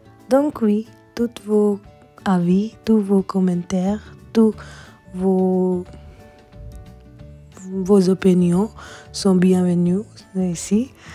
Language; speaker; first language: French; non-native, learner; Hindi